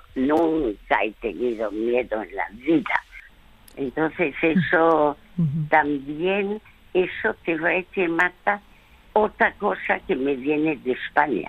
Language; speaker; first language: Spanish; early bilingual, other home language; French